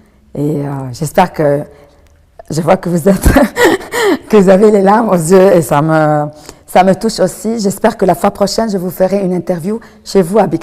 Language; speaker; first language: French; non-native, local second language; Arabic